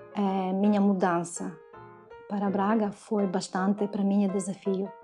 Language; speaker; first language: Portuguese; non-native, learner; Ukrainian